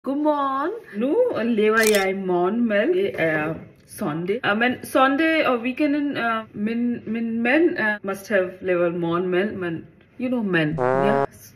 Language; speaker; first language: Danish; non-native, learner; Hindi